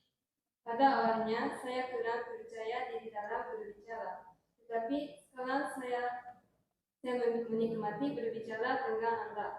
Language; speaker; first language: Indonesian; non-native, learner; Japanese